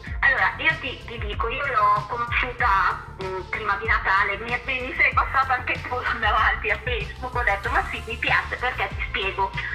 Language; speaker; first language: Italian; native; Italian